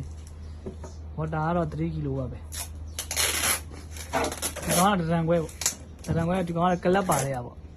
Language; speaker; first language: Burmese; native; Burmese